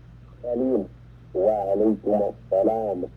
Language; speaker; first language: Arabic; non-native, learner; English